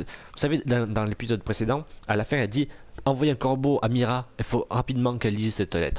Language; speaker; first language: French; native; French